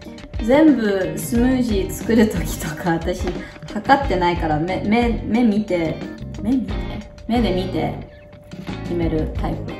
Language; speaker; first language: Japanese; early bilingual, heritage; Japanese